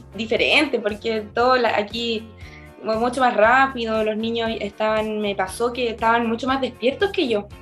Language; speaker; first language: Spanish; native; Spanish